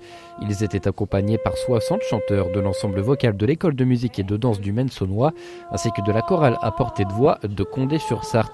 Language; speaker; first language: French; native; French